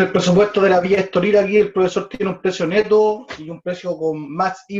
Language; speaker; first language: Spanish; native; Spanish